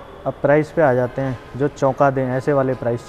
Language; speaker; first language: Hindi; native; Hindi